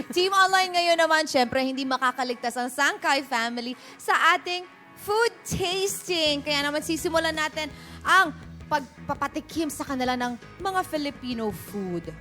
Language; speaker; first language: Filipino; native; Filipino